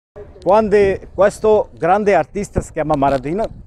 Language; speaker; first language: Italian; non-native, fluent; Urdu